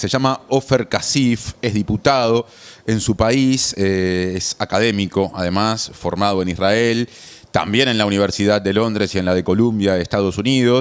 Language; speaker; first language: Spanish; native; Spanish